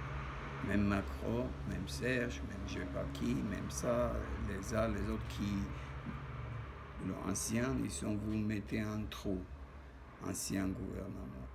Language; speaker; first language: French; non-native, learner; Armenian